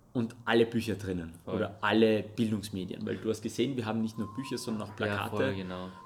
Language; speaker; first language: German; non-native, fluent; Russian